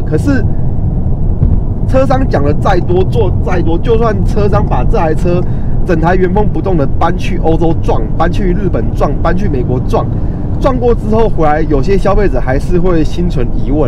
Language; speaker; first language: Chinese; native; Chinese